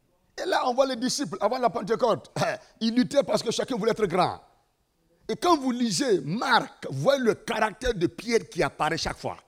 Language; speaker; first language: French; non-native, local second language; Mossi